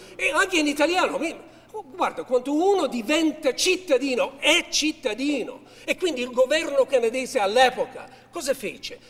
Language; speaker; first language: Italian; early bilingual, heritage; Italian